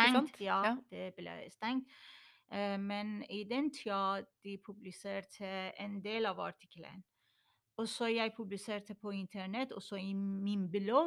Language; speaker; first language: Norwegian; non-native, learner; Persian